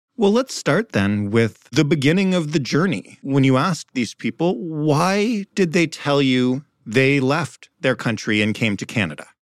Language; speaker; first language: English; native; English